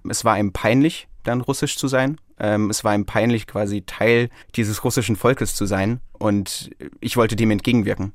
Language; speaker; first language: German; early bilingual, other home language; Russian